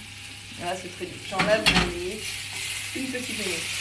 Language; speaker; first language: French; non-native, fluent; English